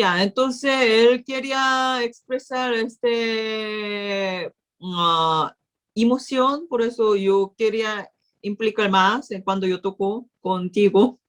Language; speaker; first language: Spanish; non-native, learner; Korean